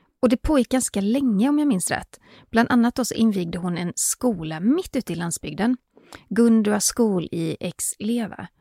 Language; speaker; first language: Swedish; native; Swedish